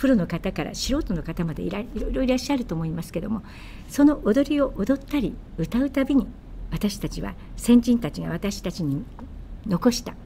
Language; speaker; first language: Japanese; native; Japanese